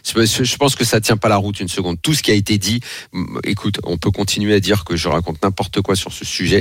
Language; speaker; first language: French; native; French